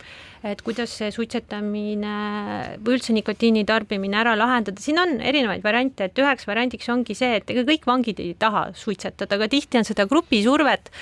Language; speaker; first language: Estonian; native; Estonian